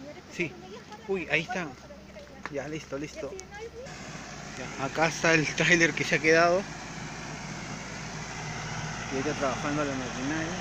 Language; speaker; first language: Spanish; native; Spanish